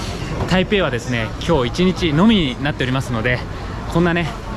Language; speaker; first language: Japanese; native; Japanese